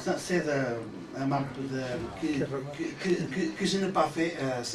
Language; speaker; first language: French; non-native, learner; Portuguese